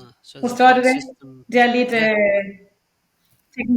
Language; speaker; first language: Danish; non-native, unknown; Spanish